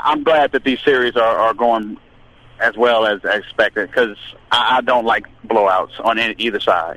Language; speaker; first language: English; native; English